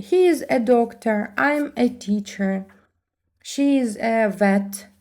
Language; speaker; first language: English; non-native, fluent; Ukrainian